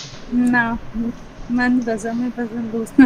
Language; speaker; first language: Persian; non-native, learner; Urdu